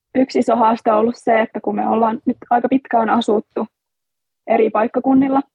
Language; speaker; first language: Finnish; native; Finnish